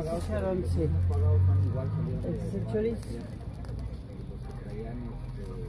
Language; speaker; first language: Spanish; native; Spanish